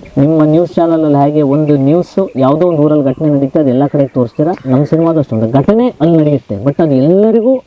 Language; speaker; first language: Kannada; native; Kannada